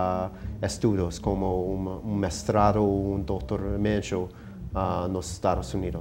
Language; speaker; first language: Portuguese; non-native, fluent; English